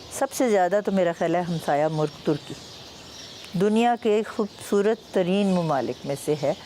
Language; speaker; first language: Urdu; non-native, local second language; Punjabi